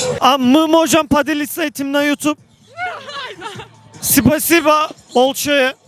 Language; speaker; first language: Russian; non-native, learner; Turkish